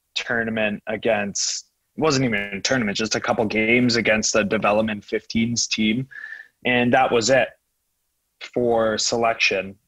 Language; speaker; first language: English; native; English